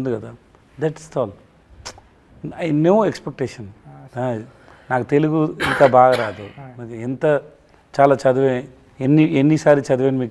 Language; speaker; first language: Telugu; non-native, learner; Tamil